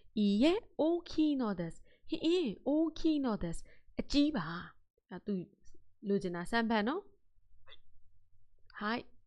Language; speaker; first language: Japanese; non-native, fluent; Burmese